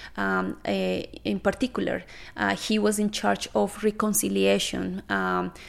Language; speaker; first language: English; non-native, fluent; Spanish